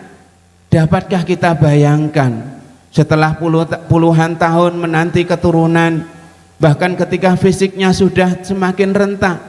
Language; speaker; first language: Indonesian; native; Indonesian